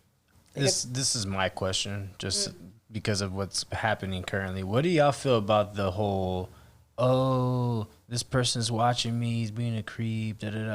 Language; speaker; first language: English; native; English